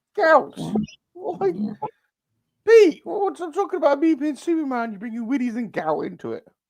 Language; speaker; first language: English; native; English